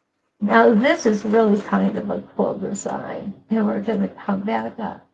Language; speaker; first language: English; native; English